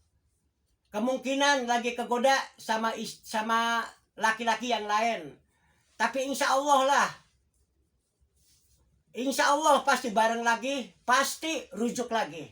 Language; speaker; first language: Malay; non-native, local second language; Javanese